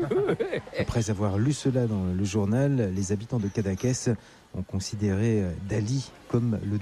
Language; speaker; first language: French; native; French